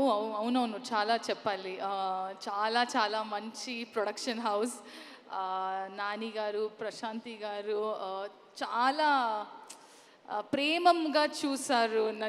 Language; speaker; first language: Telugu; non-native, learner; Kannada